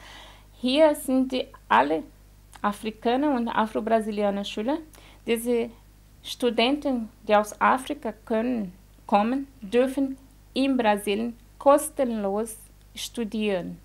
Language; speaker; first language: German; non-native, fluent; Portuguese